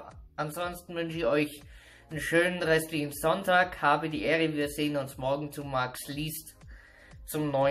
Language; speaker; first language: German; native; German